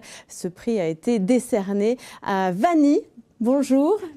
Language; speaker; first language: French; native; French